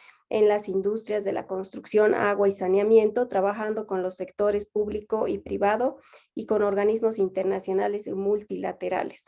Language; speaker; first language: Spanish; native; Spanish